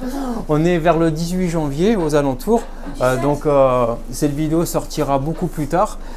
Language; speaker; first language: French; native; French